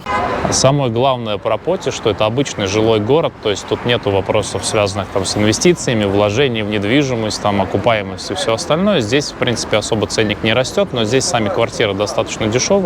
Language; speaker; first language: Russian; native; Russian